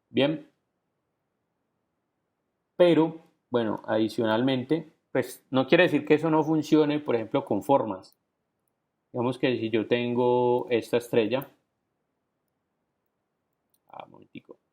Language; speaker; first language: Spanish; native; Spanish